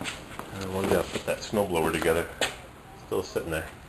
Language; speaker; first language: English; native; English